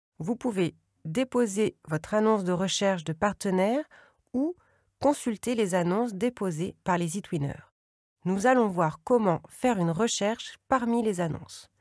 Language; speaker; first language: French; native; French